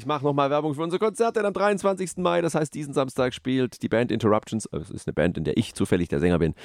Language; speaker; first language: German; native; German